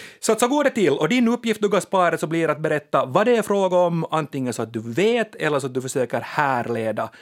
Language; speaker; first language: Swedish; native; Swedish